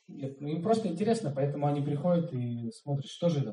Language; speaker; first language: Russian; native; Russian